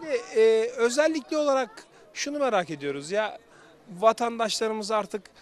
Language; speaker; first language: Turkish; native; Turkish